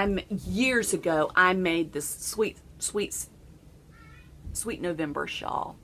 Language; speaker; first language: English; native; English